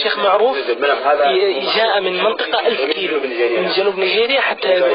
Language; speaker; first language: Arabic; native; Arabic